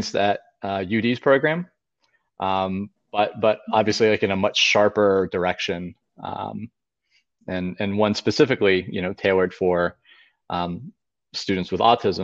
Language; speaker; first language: English; native; English